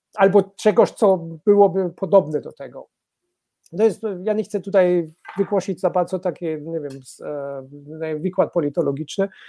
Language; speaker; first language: Polish; non-native, fluent; German